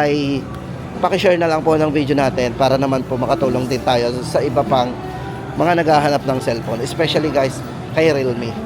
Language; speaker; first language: Filipino; native; Filipino